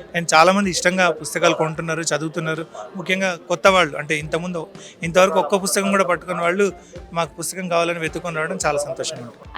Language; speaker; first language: Telugu; native; Telugu